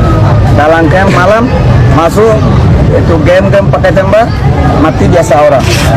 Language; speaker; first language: Indonesian; non-native, learner; Rohingya